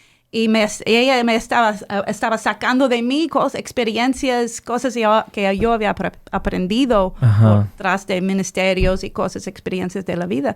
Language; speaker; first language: Spanish; non-native, fluent; English